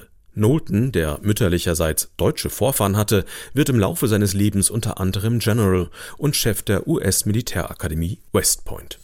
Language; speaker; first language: German; native; German